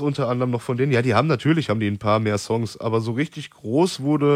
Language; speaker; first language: German; native; German